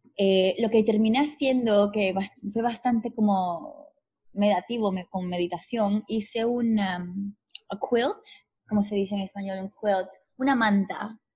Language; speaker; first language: Spanish; native; Spanish